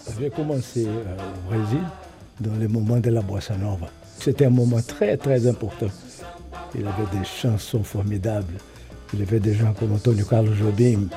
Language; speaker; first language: French; non-native, fluent; Portuguese